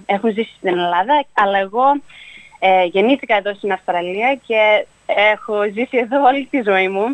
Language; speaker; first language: Greek; early bilingual, heritage; Greek